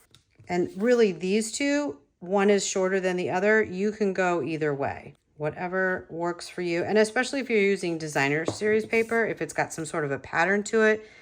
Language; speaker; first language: English; native; English